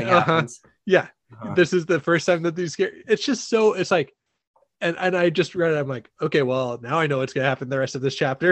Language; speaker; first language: English; native; English